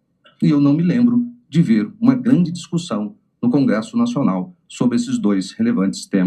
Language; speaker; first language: Portuguese; native; Portuguese